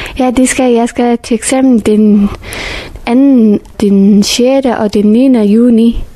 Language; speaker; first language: Danish; non-native, fluent; Persian